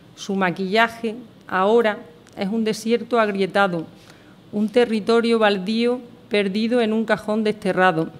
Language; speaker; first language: Spanish; native; Spanish